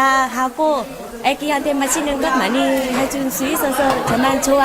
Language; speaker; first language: Korean; non-native, learner; Vietnamese